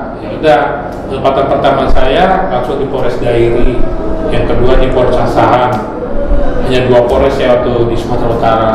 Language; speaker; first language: Indonesian; native; Indonesian